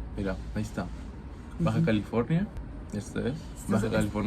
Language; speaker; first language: Spanish; native; Spanish